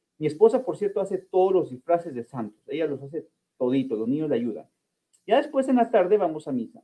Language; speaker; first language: Spanish; early bilingual, heritage; Spanish